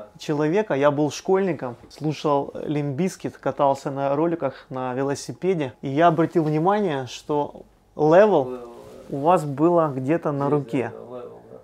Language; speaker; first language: Russian; native; Russian